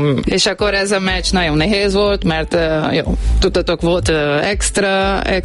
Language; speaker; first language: Hungarian; non-native, learner; Portuguese